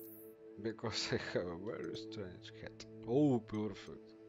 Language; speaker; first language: English; non-native, learner; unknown